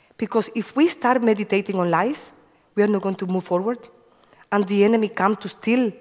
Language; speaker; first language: English; non-native, fluent; Spanish